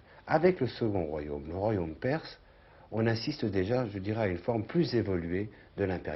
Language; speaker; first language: French; native; French